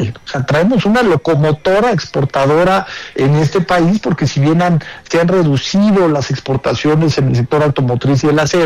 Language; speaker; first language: Spanish; native; Spanish